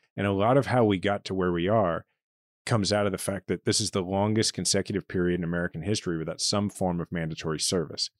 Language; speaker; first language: English; native; English